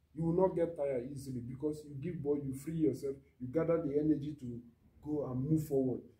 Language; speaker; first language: English; non-native, local second language; Igbo